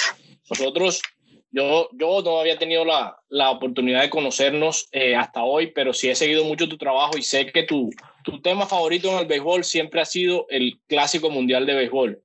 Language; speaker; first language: Spanish; native; Spanish